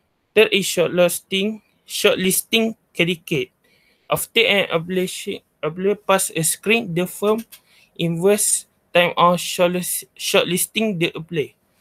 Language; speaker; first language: English; non-native, local second language; Malay